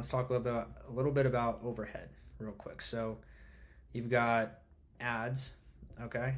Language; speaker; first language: English; native; English